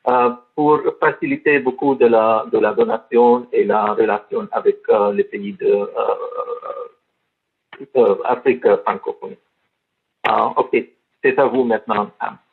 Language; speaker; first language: French; non-native, learner; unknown